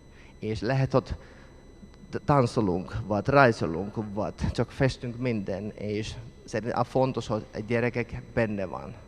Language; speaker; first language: Hungarian; non-native, learner; Finnish